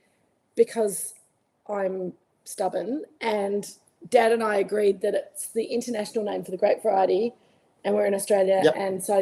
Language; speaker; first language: English; native; English